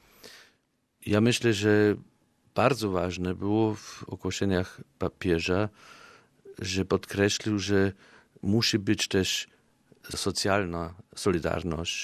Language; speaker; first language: Polish; non-native, fluent; German